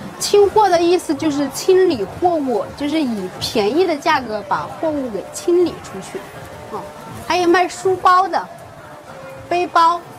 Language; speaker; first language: Chinese; native; Chinese